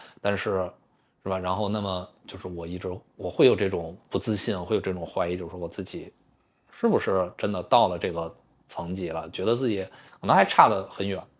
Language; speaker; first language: Chinese; native; Chinese